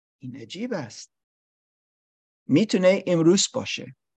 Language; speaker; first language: Persian; non-native, learner; English